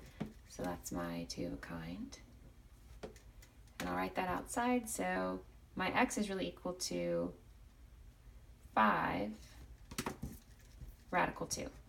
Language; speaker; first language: English; native; English